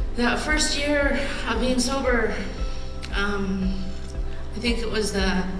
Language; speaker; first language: English; native; English